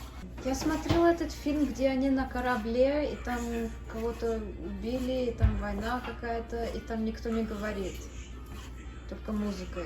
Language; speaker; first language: Russian; early bilingual, heritage; English